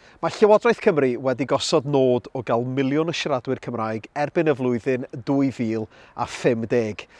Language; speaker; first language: Welsh; native; Welsh